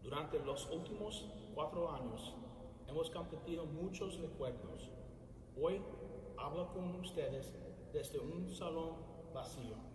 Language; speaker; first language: Spanish; early bilingual, other home language; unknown